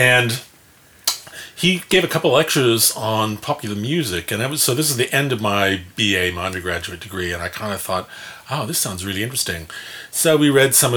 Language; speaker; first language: English; native; English